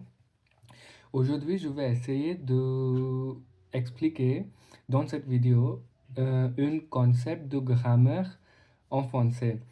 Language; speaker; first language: French; non-native, learner; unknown